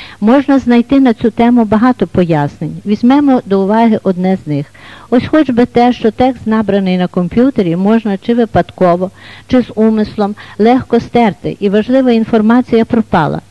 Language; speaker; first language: Ukrainian; native; Ukrainian